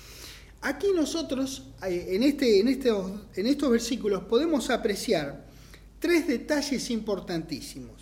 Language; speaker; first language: Spanish; native; Spanish